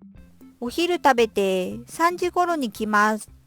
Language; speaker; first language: Japanese; non-native, fluent; Korean